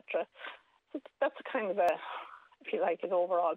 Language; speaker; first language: English; native; English